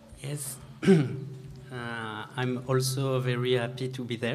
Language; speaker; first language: English; non-native, learner; French